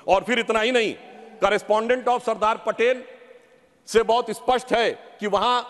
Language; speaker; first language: Hindi; native; Hindi